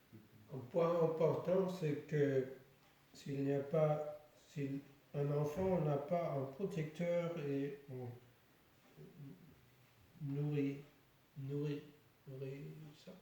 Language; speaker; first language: French; non-native, fluent; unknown